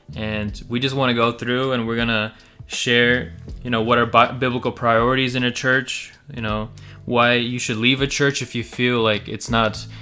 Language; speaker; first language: English; early bilingual, other home language; Russian